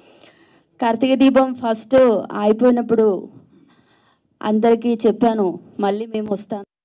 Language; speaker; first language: Telugu; non-native, fluent; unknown